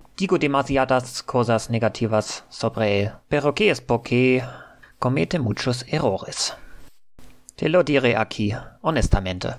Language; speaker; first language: Spanish; non-native, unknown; German